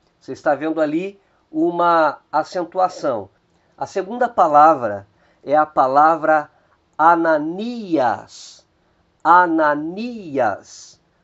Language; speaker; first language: Portuguese; native; Portuguese